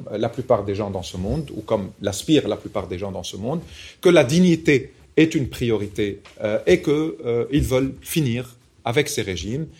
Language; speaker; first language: French; non-native, local second language; Arabic